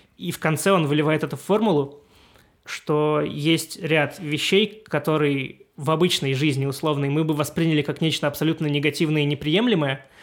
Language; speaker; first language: Russian; native; Russian